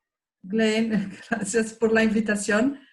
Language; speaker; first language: Spanish; non-native, fluent; Portuguese